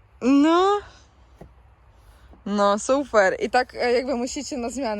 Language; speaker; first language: Polish; non-native, learner; Ukrainian